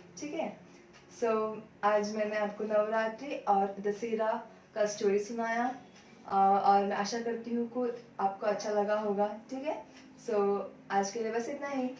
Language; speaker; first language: Hindi; non-native, local second language; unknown